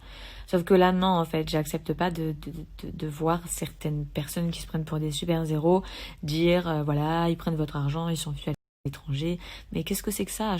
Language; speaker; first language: French; native; French